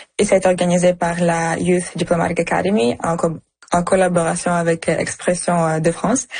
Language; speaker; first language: French; early bilingual, other home language; Russian